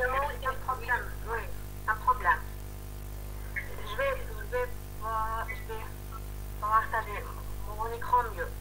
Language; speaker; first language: French; non-native, learner; Arabic